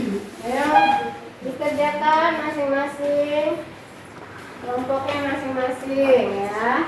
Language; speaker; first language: Indonesian; native; Indonesian